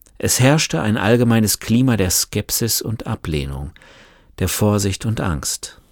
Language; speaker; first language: German; native; German